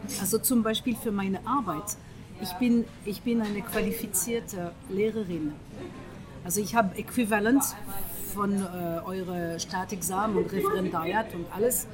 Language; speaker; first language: German; non-native, fluent; French